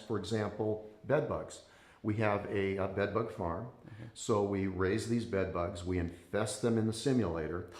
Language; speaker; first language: English; native; English